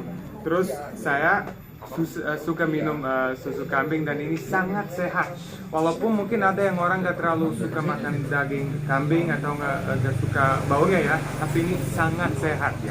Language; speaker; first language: Indonesian; non-native, fluent; Serbian